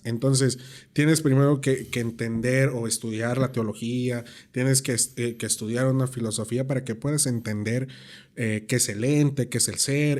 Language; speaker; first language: Spanish; native; Spanish